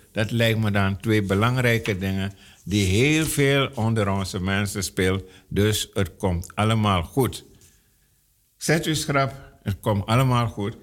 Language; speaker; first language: Dutch; native; Dutch